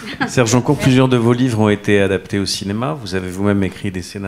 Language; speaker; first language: French; native; French